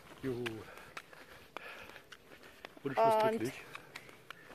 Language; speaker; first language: German; non-native, local second language; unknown